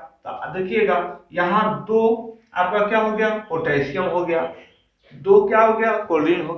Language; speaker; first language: Hindi; native; Hindi